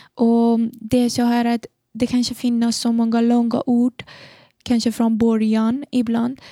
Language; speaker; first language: Swedish; non-native, fluent; Persian